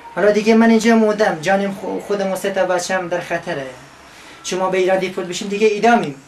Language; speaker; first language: Persian; non-native, local second language; Kurdish